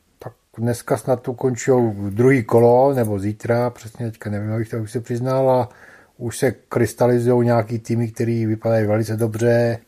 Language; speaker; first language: Czech; native; Czech